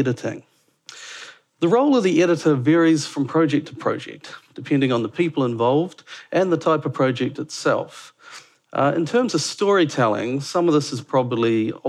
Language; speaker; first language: English; native; English